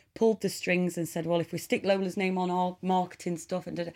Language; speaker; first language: English; native; English